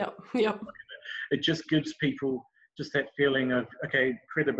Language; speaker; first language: English; native; English